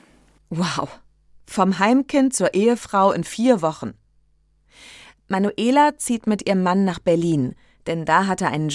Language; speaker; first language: German; native; German